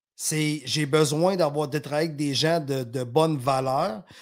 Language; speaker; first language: French; native; French